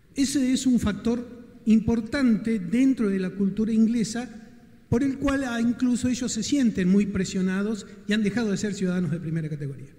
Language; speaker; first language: Spanish; native; Spanish